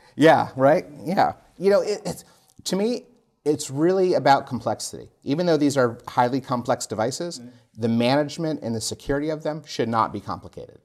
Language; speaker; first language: English; native; English